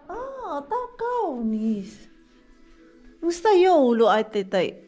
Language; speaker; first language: Finnish; non-native, learner; Filipino